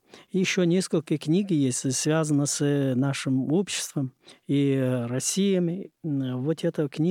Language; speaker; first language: Russian; non-native, learner; Uzbek